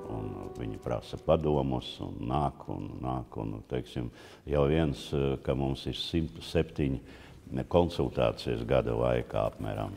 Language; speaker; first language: Latvian; non-native, local second language; Russian